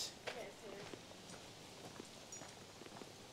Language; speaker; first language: English; non-native, learner; Bulgarian